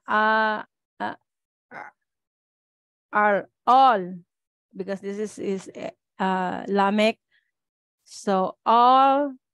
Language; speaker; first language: English; non-native, local second language; Filipino